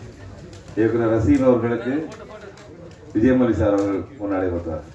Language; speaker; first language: Tamil; native; Tamil